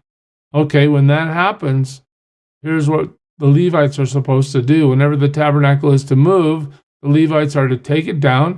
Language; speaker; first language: English; native; English